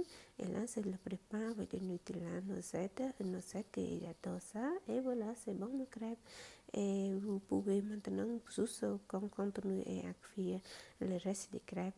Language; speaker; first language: French; non-native, fluent; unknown